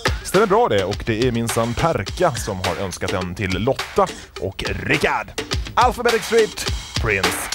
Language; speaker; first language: Swedish; native; Swedish